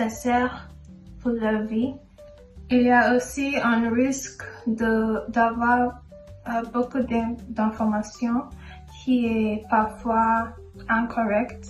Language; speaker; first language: French; non-native, learner; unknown